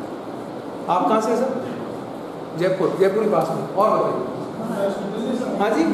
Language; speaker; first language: Hindi; native; Hindi